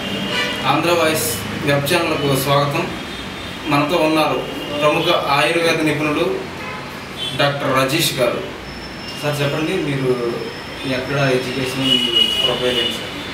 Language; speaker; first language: Telugu; native; Telugu